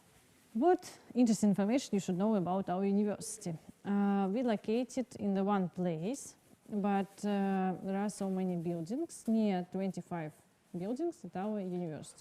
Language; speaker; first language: English; non-native, learner; Russian